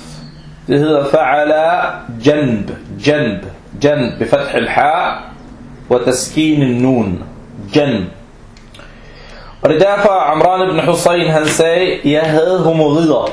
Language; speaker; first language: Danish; non-native, fluent; Arabic